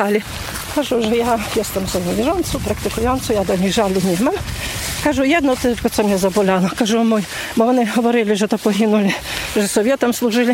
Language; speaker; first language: Polish; non-native, local second language; Ukrainian